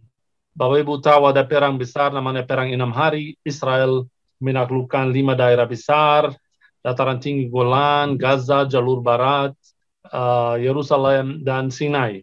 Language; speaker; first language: Indonesian; non-native, fluent; Arabic